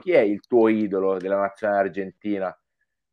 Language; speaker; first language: Italian; native; Italian